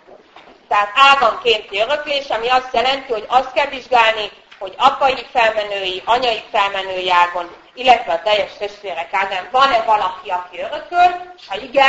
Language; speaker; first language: Hungarian; native; Hungarian